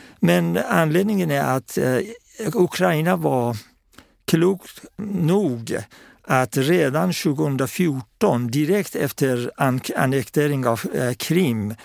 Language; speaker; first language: Swedish; non-native, fluent; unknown